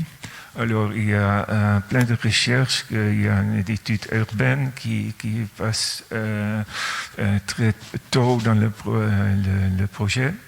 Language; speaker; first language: French; non-native, fluent; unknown